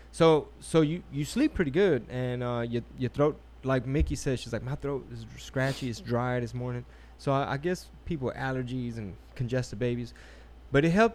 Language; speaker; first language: English; early bilingual, other home language; Spanish